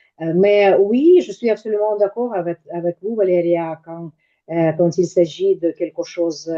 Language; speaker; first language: French; non-native, fluent; Ukrainian